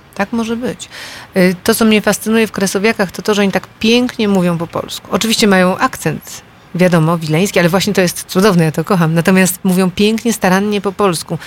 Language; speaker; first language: Polish; native; Polish